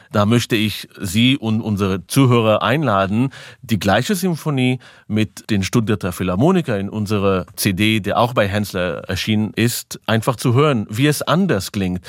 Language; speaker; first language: German; non-native, fluent; Hebrew